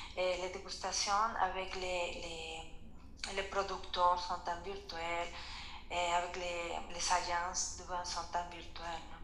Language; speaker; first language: French; non-native, fluent; Spanish